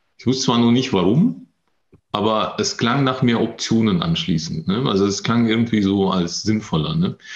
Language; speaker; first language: German; early bilingual, other home language; Russian